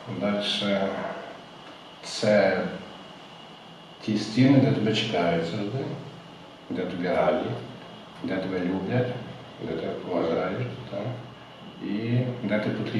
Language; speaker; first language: Ukrainian; native; Ukrainian